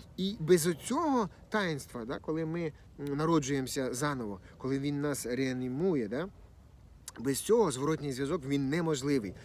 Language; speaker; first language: Ukrainian; non-native, local second language; Russian